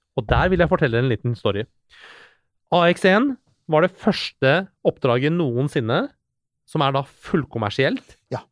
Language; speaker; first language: Norwegian; early bilingual, other home language; Persian